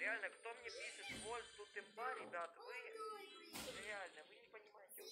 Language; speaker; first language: Russian; native; Russian